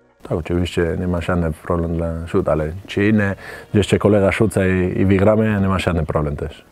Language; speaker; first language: Polish; non-native, learner; Spanish